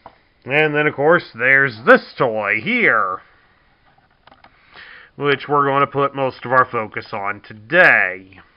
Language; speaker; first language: English; native; English